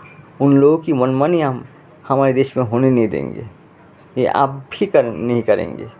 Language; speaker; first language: Hindi; non-native, fluent; Bangla